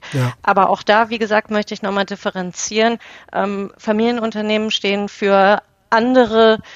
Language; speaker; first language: German; native; German